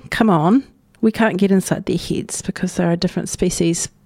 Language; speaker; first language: English; native; English